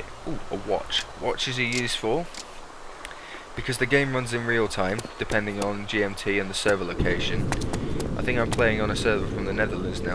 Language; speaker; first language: English; native; English